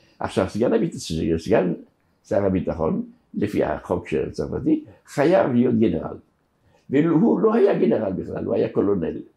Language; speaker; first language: Hebrew; non-native, fluent; French